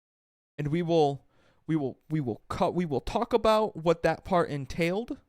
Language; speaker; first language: English; native; English